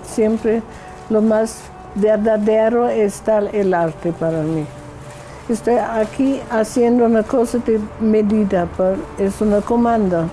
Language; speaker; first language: Spanish; non-native, learner; German